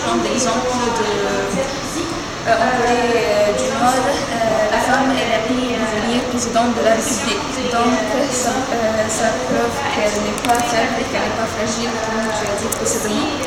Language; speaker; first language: French; non-native, fluent; Arabic